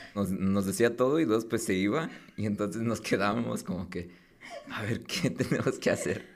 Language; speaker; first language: Spanish; early bilingual, heritage; Spanish